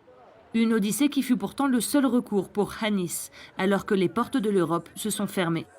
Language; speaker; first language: French; native; French